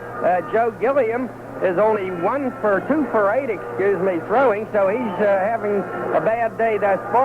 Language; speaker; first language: English; native; English